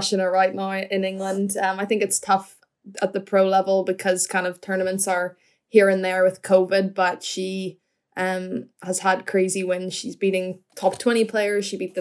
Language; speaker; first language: English; native; English